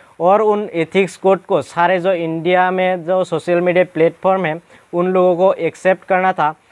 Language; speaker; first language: Hindi; non-native, local second language; Assamese